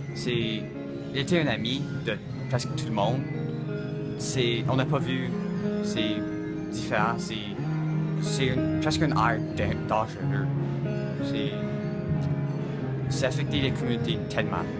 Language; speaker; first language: French; non-native, local second language; English